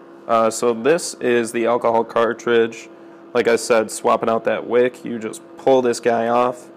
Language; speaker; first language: English; native; English